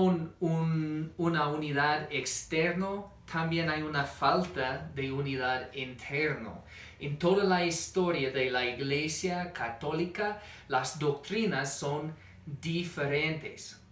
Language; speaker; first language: Spanish; non-native, fluent; English